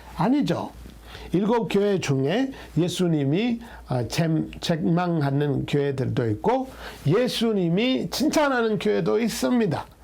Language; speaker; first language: Korean; non-native, fluent; Amharic